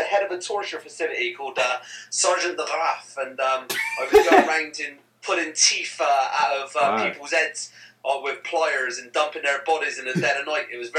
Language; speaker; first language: English; native; English